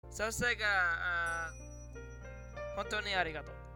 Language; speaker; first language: Japanese; non-native, learner; English